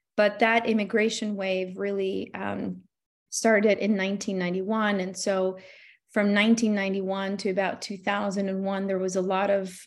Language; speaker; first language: English; non-native, fluent; Albanian